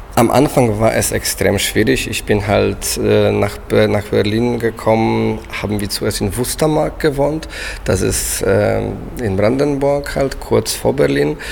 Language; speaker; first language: German; non-native, fluent; Polish